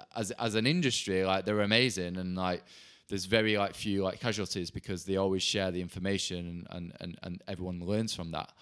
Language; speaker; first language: English; native; English